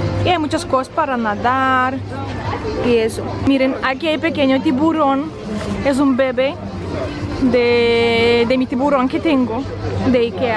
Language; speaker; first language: Spanish; non-native, fluent; Russian